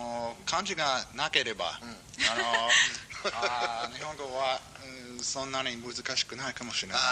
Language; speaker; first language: Japanese; non-native, fluent; English